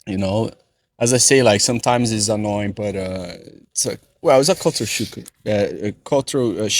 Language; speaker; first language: English; non-native, fluent; Portuguese